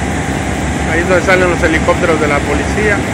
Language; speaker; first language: Spanish; native; Spanish